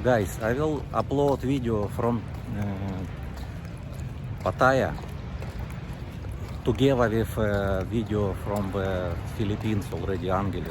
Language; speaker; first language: English; non-native, learner; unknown